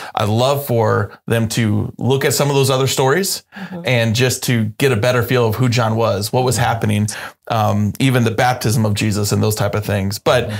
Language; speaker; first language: English; native; English